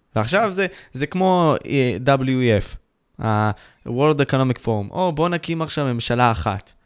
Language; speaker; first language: Hebrew; native; Hebrew